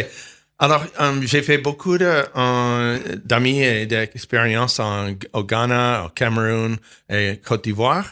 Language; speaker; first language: French; non-native, fluent; English